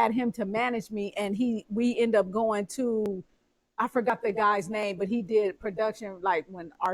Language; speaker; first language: English; native; English